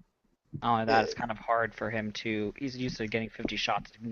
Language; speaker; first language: English; native; English